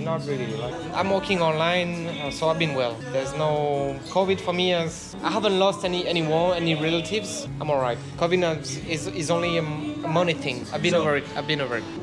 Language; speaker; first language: English; non-native, fluent; French